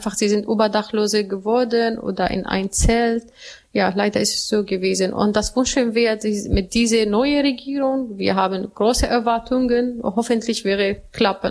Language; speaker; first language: German; non-native, learner; Arabic